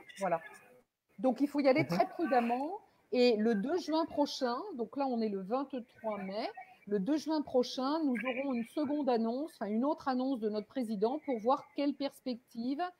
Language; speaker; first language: French; native; French